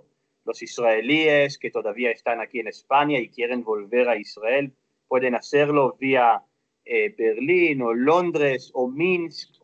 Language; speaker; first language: Spanish; non-native, fluent; Hebrew